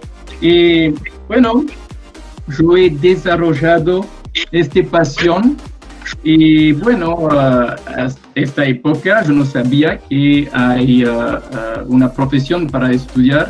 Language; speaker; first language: Spanish; non-native, learner; French